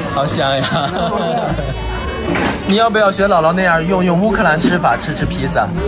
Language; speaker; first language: Chinese; native; Chinese